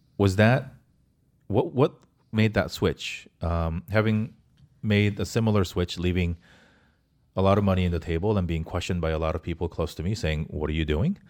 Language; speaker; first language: English; early bilingual, other home language; Korean